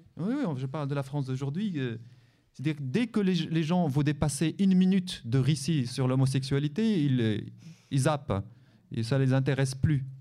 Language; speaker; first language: French; non-native, local second language; Arabic